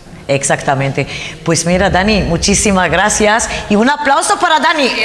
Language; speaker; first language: Spanish; native; Spanish